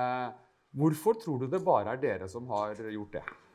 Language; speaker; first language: Norwegian; native; Norwegian